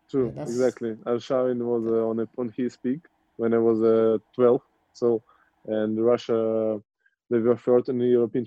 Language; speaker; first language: English; non-native, learner; Russian